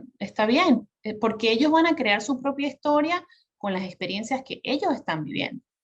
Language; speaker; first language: Spanish; native; Spanish